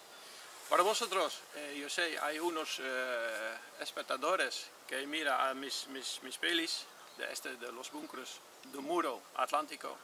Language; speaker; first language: Spanish; non-native, learner; Dutch